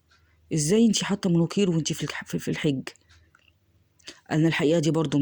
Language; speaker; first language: Arabic; native; Arabic